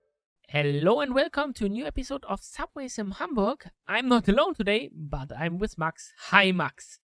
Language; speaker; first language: English; non-native, fluent; German